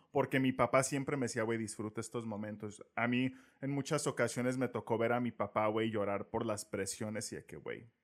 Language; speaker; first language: Spanish; native; Spanish